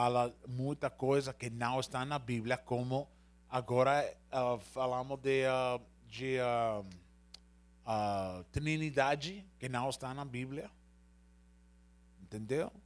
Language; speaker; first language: Portuguese; non-native, learner; Spanish